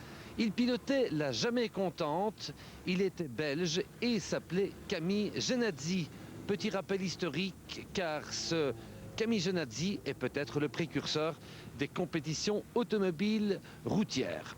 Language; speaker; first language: French; native; French